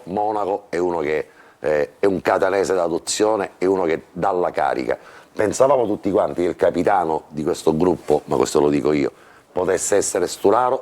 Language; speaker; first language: Italian; native; Italian